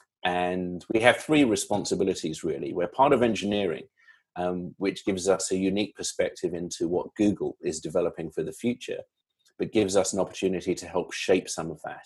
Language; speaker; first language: English; native; English